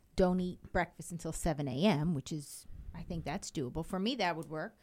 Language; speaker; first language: English; native; English